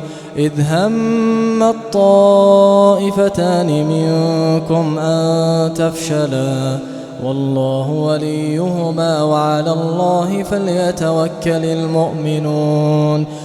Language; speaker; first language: Arabic; native; Arabic